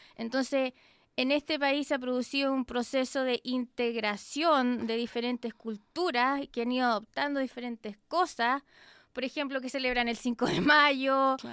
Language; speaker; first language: Spanish; native; Spanish